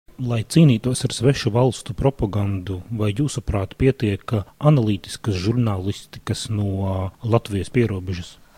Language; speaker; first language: Latvian; native; Latvian